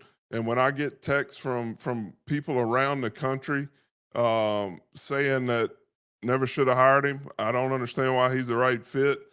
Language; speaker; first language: English; native; English